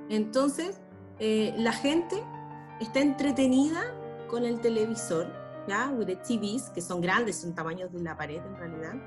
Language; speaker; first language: Spanish; native; Spanish